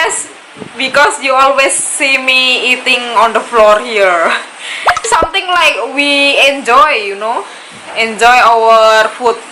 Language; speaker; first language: English; non-native, learner; Indonesian